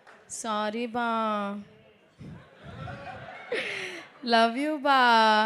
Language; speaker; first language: Telugu; non-native, local second language; Tamil